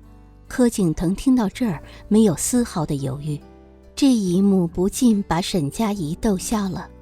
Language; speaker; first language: Chinese; native; Chinese